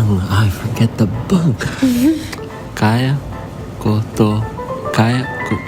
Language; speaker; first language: Filipino; early bilingual, heritage; English